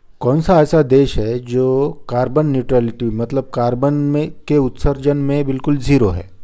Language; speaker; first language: Hindi; non-native, local second language; Marathi